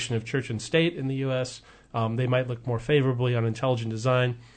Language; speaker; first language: English; native; English